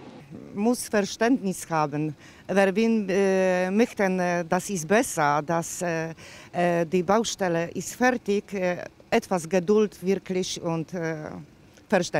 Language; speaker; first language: German; non-native, learner; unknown